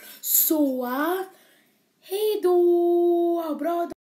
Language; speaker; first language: Swedish; early bilingual, other home language; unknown